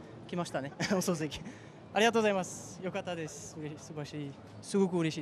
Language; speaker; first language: Japanese; non-native, fluent; French